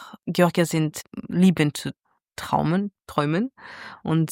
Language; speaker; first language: German; non-native, fluent; Georgian